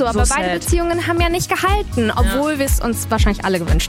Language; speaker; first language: German; native; German